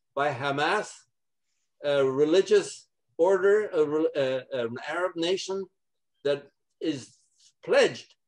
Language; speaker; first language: English; non-native, fluent; Polish